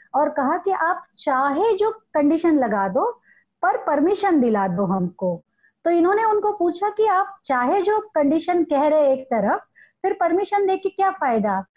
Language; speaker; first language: Hindi; non-native, local second language; Marathi